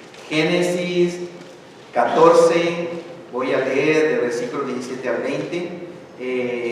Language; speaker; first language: Spanish; native; Spanish